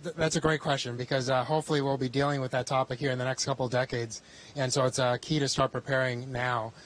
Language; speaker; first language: English; early bilingual, other home language; Spanish